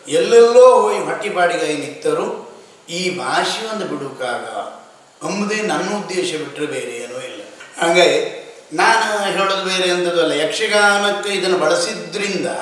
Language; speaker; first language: Kannada; native; Kannada